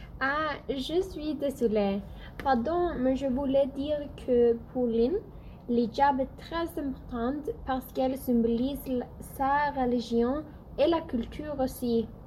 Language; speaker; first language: French; non-native, learner; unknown